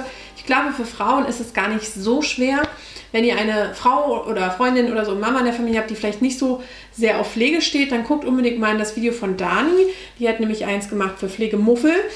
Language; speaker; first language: German; native; German